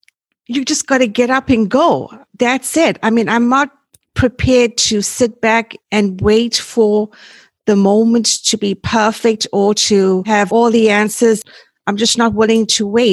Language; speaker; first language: English; native; English